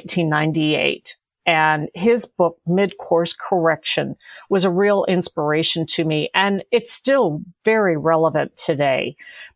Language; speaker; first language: English; native; English